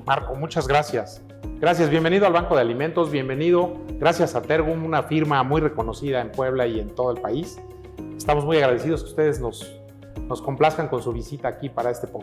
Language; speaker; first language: Spanish; native; Spanish